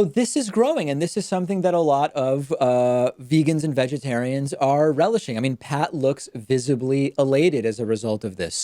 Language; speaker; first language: English; native; English